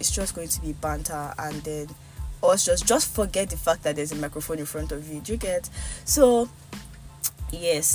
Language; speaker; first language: English; non-native, local second language; Yoruba